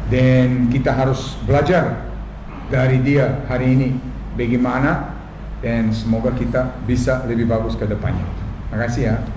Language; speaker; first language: Indonesian; non-native, fluent; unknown